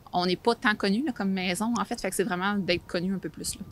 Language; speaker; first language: French; native; French